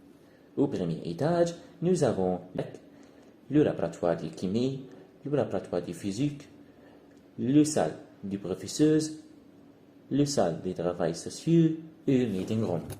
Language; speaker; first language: French; non-native, learner; Arabic